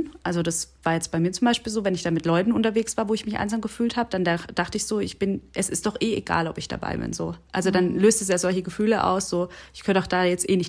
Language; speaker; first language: German; native; German